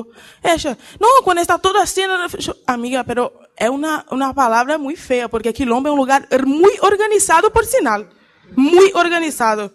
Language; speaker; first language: Spanish; non-native, learner; Portuguese